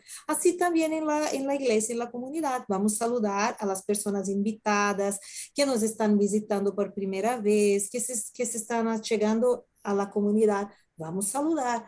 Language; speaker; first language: Spanish; non-native, fluent; Portuguese